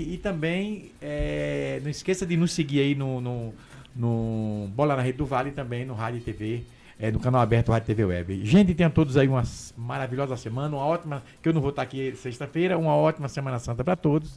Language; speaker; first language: Portuguese; native; Portuguese